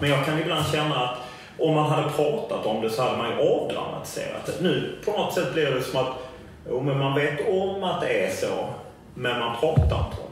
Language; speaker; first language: Swedish; native; Swedish